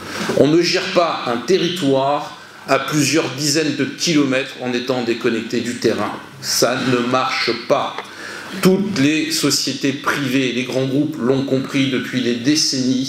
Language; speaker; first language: French; native; French